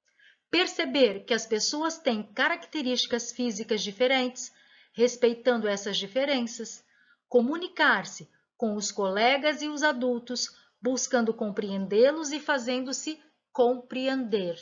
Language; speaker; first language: Portuguese; native; Portuguese